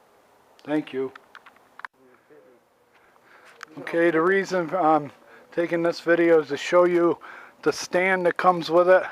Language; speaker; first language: English; native; English